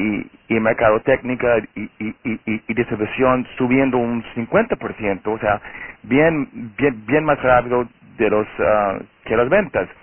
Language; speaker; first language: Spanish; non-native, fluent; Portuguese